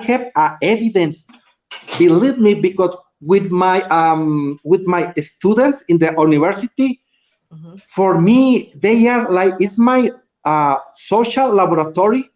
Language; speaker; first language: English; non-native, learner; Spanish